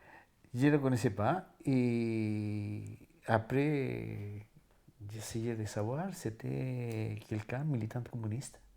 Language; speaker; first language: French; non-native, fluent; Spanish